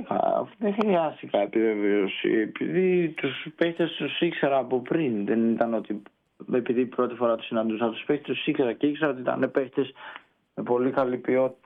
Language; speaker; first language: Greek; early bilingual, heritage; Greek